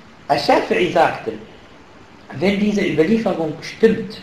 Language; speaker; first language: German; non-native, fluent; Arabic